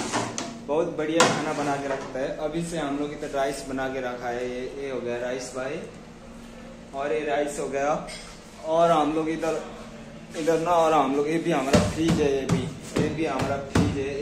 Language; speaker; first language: Hindi; non-native, local second language; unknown